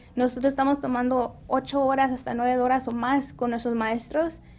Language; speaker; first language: Spanish; early bilingual, heritage; Spanish